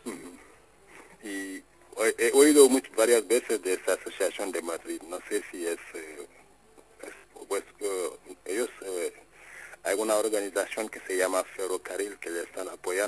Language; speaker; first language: Spanish; non-native, fluent; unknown